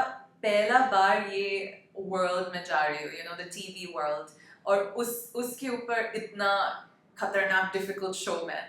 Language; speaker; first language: Hindi; non-native, local second language; English